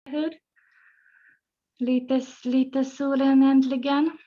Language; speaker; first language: Swedish; non-native, fluent; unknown